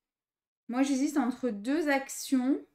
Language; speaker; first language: French; native; French